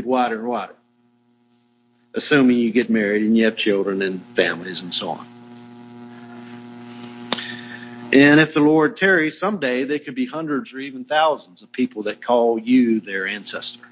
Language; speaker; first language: English; native; English